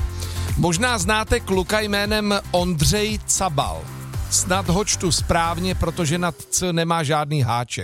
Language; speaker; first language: Czech; native; Czech